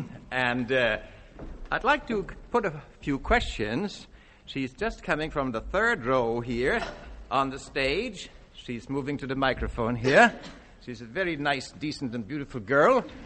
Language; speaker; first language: English; non-native, fluent; Dutch